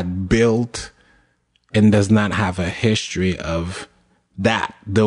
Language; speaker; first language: English; non-native, fluent; Haitian Creole